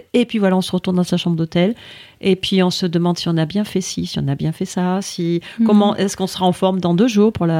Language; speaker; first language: French; native; French